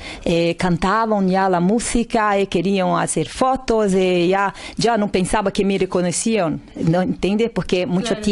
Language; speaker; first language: Spanish; non-native, learner; Portuguese